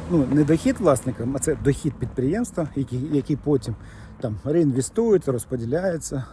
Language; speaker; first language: Ukrainian; non-native, fluent; Lithuanian